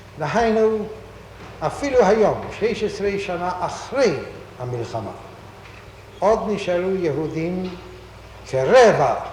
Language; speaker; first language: Hebrew; non-native, fluent; Polish